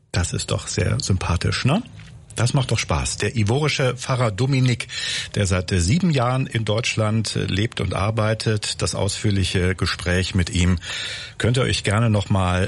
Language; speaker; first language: German; native; German